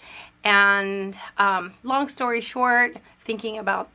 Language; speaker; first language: English; early bilingual, other home language; Spanish